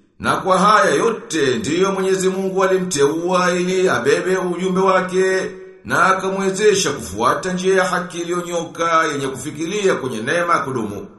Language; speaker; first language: Swahili; native; Swahili